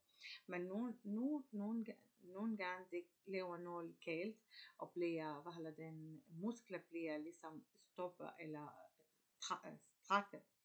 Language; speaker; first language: Danish; non-native, learner; Arabic